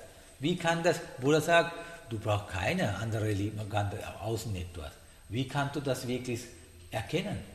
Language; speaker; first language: German; non-native, learner; Sinhala